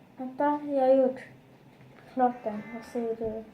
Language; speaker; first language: Swedish; early bilingual, other home language; Turkish